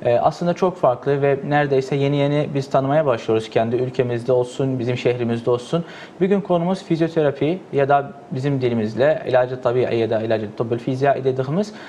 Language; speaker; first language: Turkish; native; Turkish